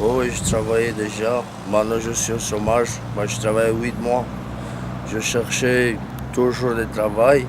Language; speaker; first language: French; non-native, learner; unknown